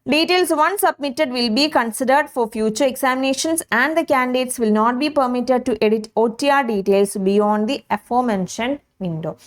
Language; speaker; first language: English; non-native, local second language; Malayalam